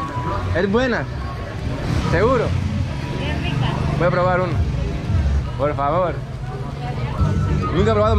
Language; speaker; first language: Spanish; non-native, learner; Greek